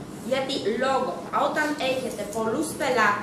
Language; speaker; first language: Greek; non-native, fluent; Russian